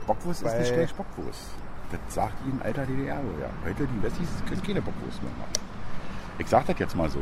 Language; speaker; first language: German; native; German